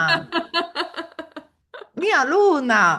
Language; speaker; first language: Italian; non-native, learner; Portuguese